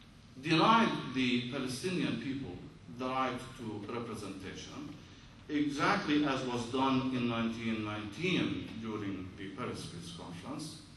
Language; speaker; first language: English; non-native, fluent; Arabic